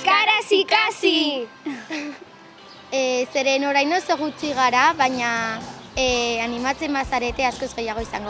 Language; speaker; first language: Basque; non-native, local second language; Spanish